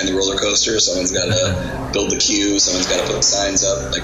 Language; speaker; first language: English; native; English